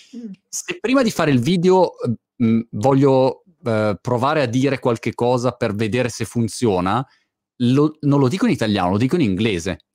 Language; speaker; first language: Italian; native; Italian